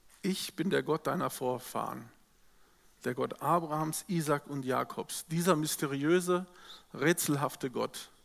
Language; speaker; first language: German; native; German